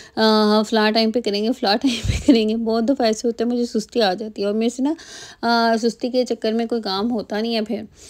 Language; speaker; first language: Urdu; native; Urdu